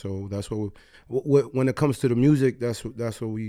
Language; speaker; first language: English; early bilingual, other home language; Spanish